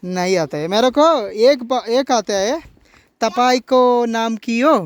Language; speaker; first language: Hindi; non-native, local second language; Malayalam